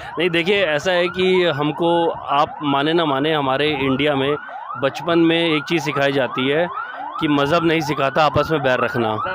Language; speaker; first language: Hindi; native; Hindi